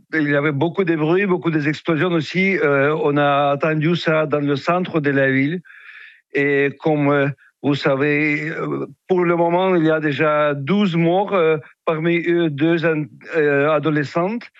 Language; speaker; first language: French; non-native, fluent; Russian